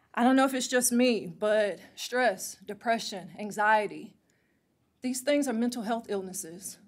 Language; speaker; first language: English; native; English